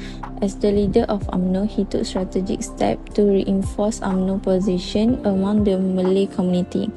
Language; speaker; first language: English; non-native, local second language; Malay